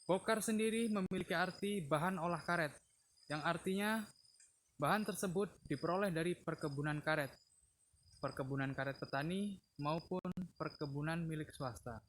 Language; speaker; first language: Indonesian; native; Indonesian